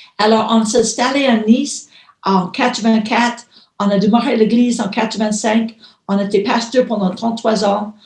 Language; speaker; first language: French; non-native, fluent; English